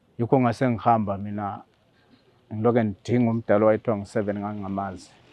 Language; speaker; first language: Zulu; native; Zulu